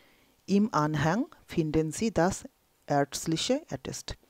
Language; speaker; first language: German; non-native, local second language; Bangla